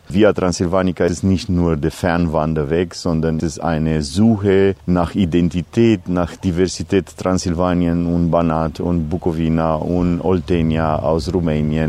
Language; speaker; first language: German; non-native, fluent; Romanian